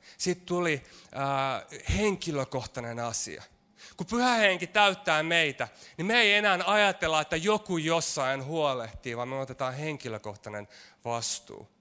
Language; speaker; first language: Finnish; native; Finnish